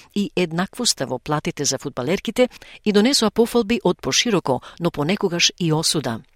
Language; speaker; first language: Macedonian; native; Macedonian